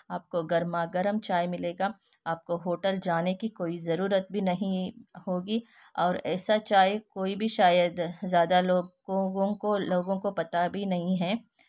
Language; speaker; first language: Hindi; non-native, local second language; Kannada